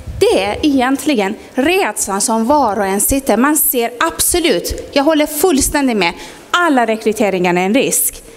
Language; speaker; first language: Swedish; non-native, fluent; Persian